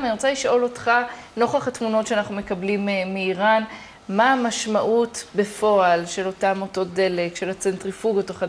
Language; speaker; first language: Hebrew; native; Hebrew